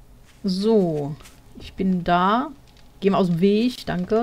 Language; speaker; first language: German; native; German